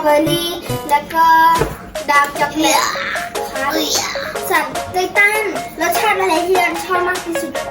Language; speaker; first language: Thai; native; Thai